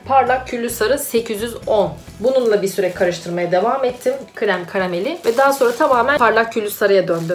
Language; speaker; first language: Turkish; native; Turkish